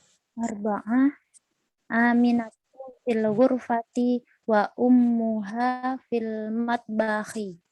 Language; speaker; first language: Arabic; non-native, learner; Indonesian